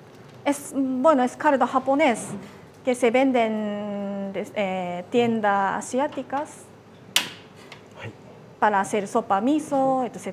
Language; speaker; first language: Spanish; non-native, fluent; Japanese